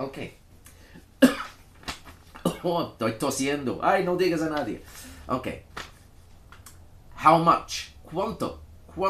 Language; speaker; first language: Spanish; non-native, fluent; English